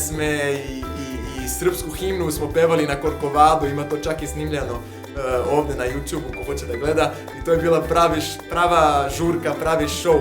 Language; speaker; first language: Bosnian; non-native, fluent; Portuguese